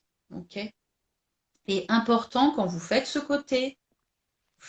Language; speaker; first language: French; native; French